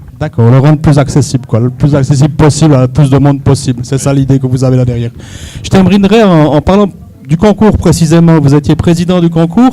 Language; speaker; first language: French; native; French